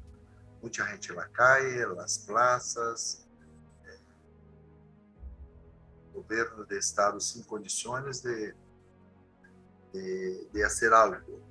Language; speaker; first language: Spanish; non-native, learner; Portuguese